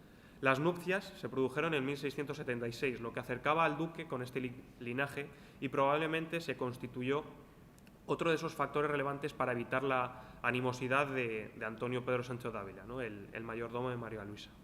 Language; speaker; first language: Spanish; native; Spanish